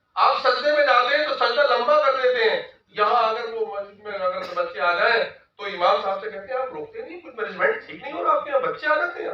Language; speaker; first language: Urdu; native; Urdu